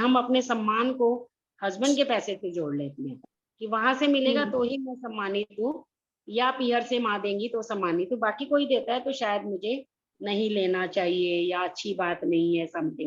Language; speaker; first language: Hindi; native; Hindi